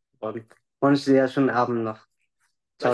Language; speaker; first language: German; non-native, learner; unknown